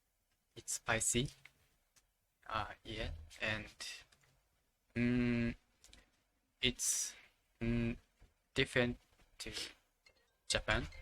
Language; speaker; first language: English; non-native, learner; Japanese